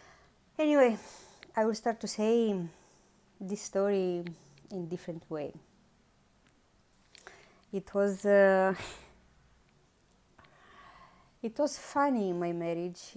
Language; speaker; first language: English; non-native, learner; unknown